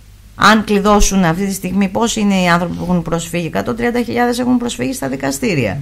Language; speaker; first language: Greek; native; Greek